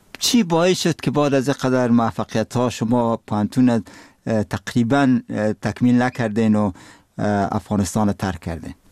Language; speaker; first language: Persian; native; Persian